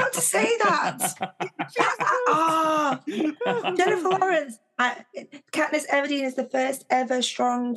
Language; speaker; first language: English; native; English